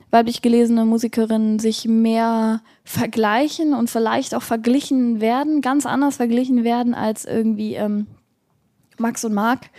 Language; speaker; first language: German; native; German